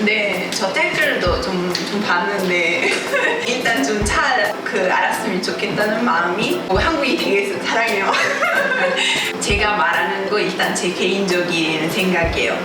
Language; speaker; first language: Korean; non-native, fluent; Italian